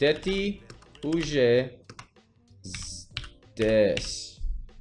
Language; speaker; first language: Russian; non-native, learner; English